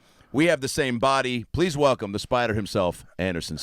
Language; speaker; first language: English; native; English